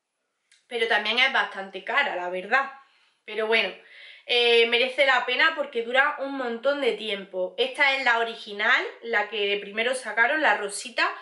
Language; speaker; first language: Spanish; native; Spanish